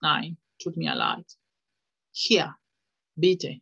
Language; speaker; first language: German; non-native, fluent; Spanish